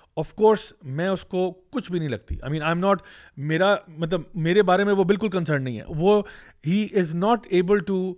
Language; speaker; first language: Urdu; native; Urdu